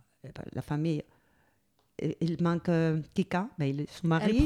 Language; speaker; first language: French; non-native, fluent; Spanish